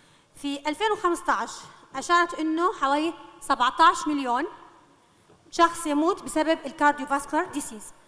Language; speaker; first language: Arabic; native; Arabic